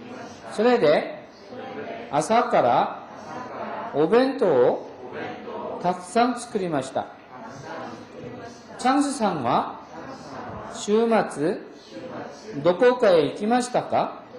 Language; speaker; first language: Japanese; non-native, fluent; Korean